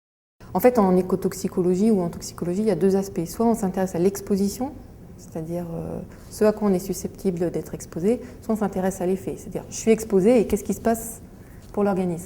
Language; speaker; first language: French; native; French